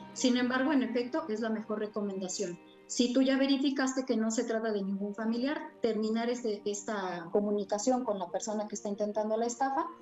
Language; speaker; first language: Spanish; native; Spanish